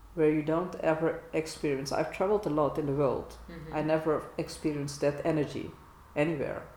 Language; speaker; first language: English; non-native, fluent; Dutch